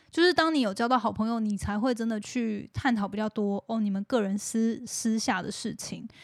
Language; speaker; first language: Chinese; native; Chinese